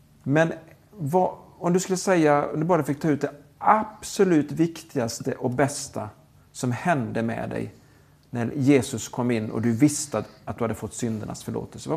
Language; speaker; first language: Swedish; native; Swedish